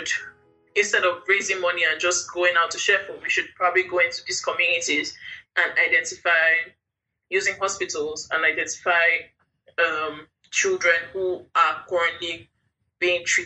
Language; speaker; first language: English; non-native, local second language; Yoruba